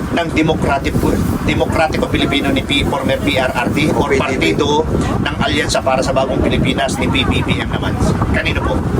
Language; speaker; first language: Filipino; native; Filipino